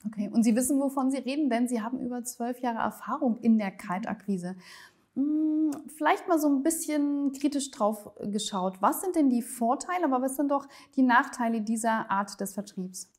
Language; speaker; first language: German; native; German